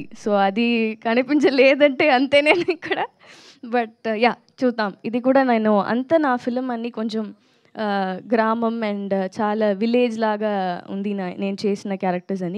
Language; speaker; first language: Telugu; non-native, learner; Tamil